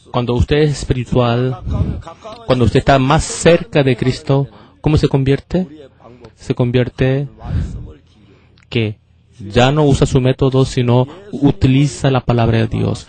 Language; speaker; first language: Spanish; non-native, fluent; Korean